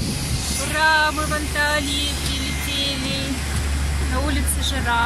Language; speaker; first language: Russian; native; Russian